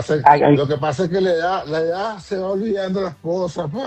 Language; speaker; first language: Spanish; native; Spanish